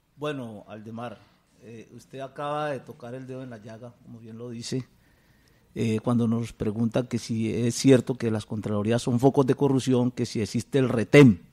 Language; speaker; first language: Spanish; native; Spanish